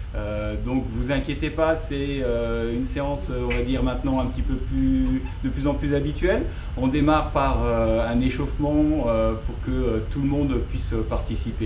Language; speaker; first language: French; native; French